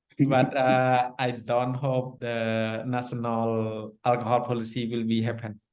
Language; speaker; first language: English; non-native, fluent; Khmer